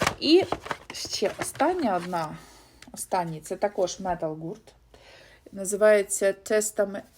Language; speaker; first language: Ukrainian; non-native, local second language; Russian